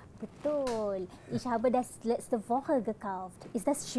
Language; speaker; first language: German; non-native, fluent; Malay